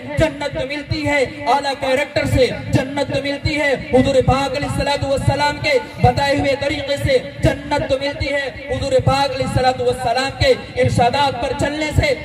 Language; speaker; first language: Urdu; native; Urdu